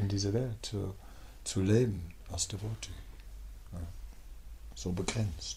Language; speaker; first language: German; non-native, fluent; Dutch